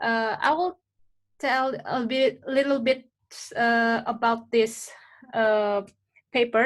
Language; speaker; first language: English; non-native, local second language; Indonesian